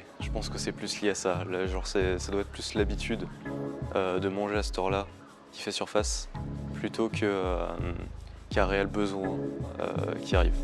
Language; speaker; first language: French; native; French